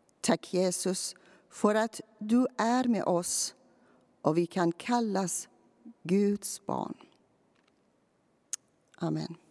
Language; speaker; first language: Swedish; non-native, fluent; Persian